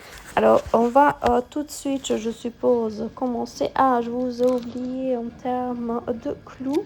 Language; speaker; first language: French; non-native, fluent; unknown